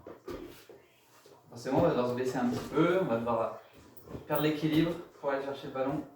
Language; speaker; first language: French; native; French